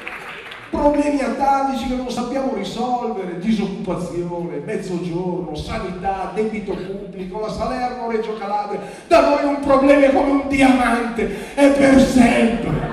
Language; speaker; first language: Italian; native; Italian